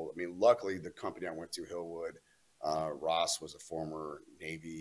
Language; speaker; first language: English; native; English